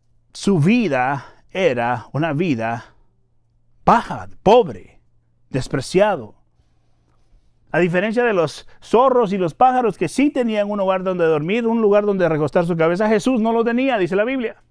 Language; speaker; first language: Spanish; native; Spanish